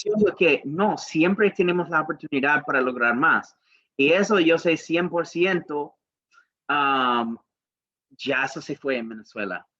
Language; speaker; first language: Spanish; non-native, learner; English